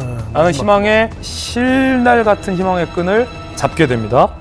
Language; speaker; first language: Korean; native; Korean